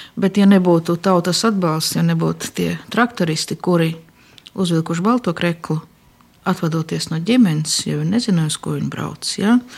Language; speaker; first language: Latvian; non-native, local second language; Russian